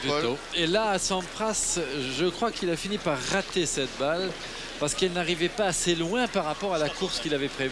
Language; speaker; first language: French; native; French